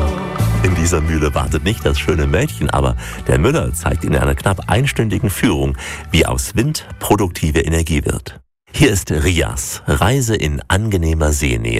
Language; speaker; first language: German; native; German